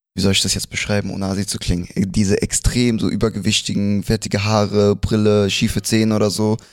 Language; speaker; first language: German; early bilingual, other home language; Spanish